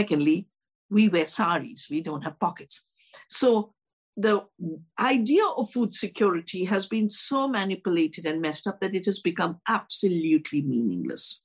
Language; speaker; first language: English; non-native, local second language; Hindi